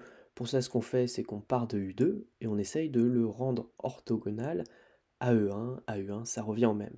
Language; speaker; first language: French; native; French